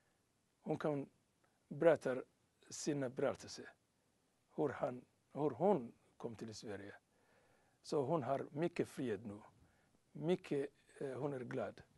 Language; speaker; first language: Swedish; non-native, learner; Somali